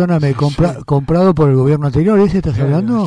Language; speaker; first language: Spanish; native; Spanish